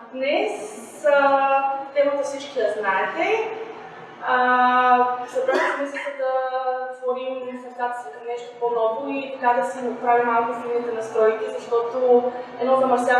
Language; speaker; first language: Bulgarian; native; Bulgarian